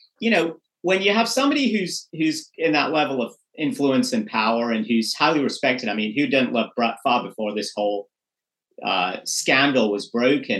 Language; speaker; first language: English; native; English